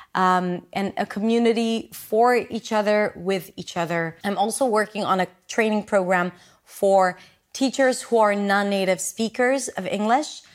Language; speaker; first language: English; non-native, fluent; Hebrew